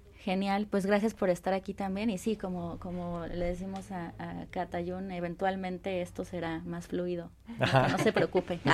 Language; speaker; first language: Spanish; native; Spanish